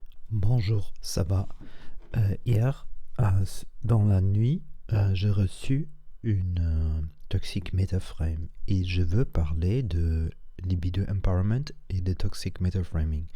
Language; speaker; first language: French; non-native, learner; Spanish